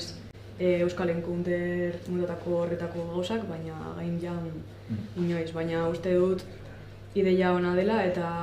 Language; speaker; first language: Basque; non-native, local second language; Spanish